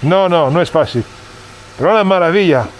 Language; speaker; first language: Spanish; non-native, learner; Italian